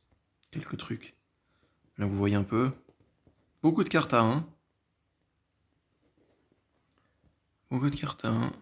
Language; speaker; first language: French; native; French